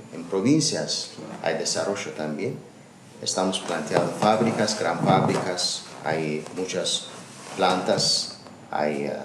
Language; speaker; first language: Spanish; non-native, learner; Azerbaijani